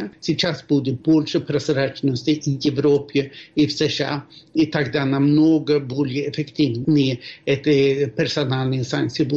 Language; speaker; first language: Russian; non-native, fluent; Swedish